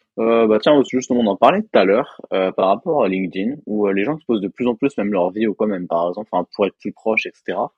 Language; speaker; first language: French; native; French